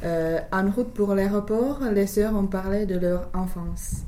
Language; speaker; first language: French; non-native, learner; English